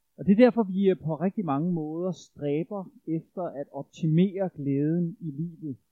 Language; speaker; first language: Danish; native; Danish